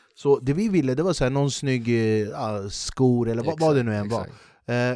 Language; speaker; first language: Swedish; native; Swedish